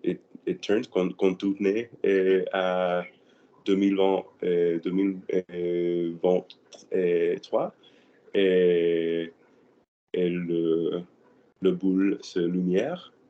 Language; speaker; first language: French; non-native, learner; Spanish